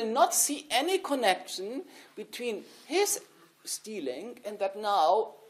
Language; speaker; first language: English; non-native, fluent; German